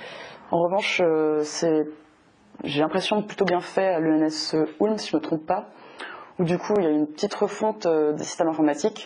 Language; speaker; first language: French; native; French